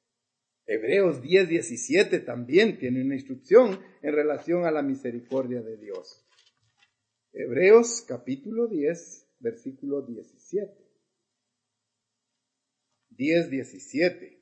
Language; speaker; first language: Spanish; native; Spanish